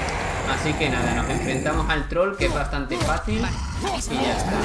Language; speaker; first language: Spanish; native; Spanish